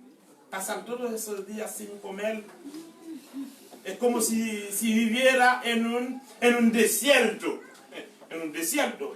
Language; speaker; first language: Spanish; non-native, learner; Haitian Creole